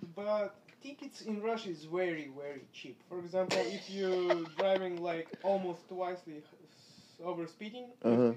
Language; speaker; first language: English; non-native, fluent; Russian